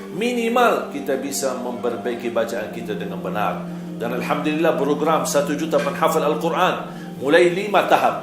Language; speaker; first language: Malay; non-native, fluent; Arabic